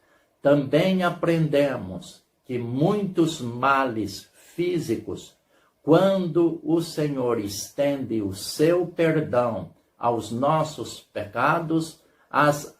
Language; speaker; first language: Portuguese; native; Portuguese